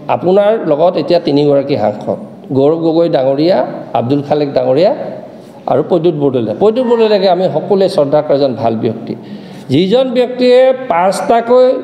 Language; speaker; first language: Assamese; non-native, local second language; Mising